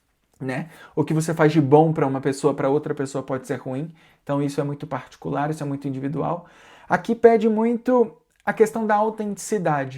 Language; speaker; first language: Portuguese; native; Portuguese